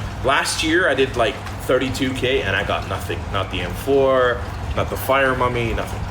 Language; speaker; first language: English; native; English